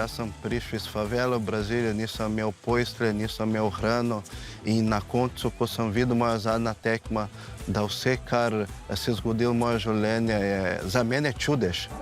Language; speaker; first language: Slovenian; non-native, fluent; Portuguese